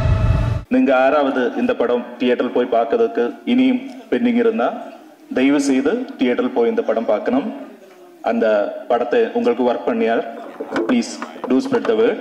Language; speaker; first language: Tamil; non-native, learner; Malayalam